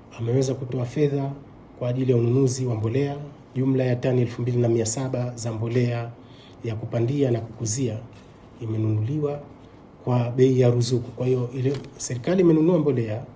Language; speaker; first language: Swahili; native; Swahili